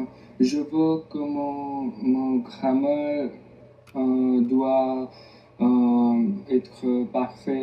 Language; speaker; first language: French; non-native, learner; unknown